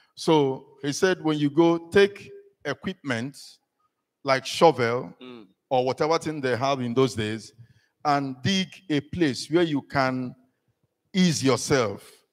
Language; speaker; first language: English; non-native, local second language; Igbo